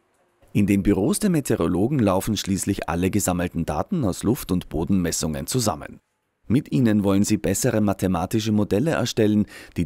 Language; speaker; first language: German; native; German